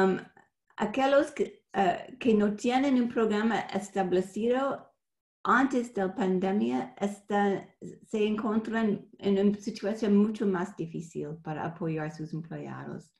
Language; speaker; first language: Spanish; non-native, fluent; English